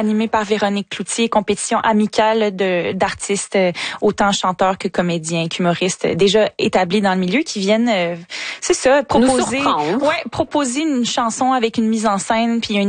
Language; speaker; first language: French; native; French